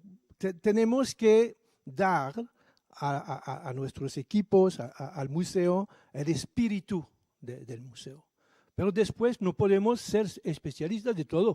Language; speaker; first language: Spanish; non-native, fluent; French